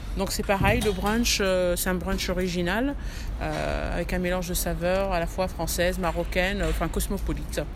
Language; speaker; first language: French; early bilingual, other home language; Arabic